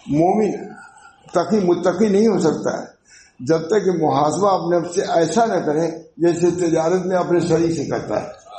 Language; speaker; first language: Urdu; native; Urdu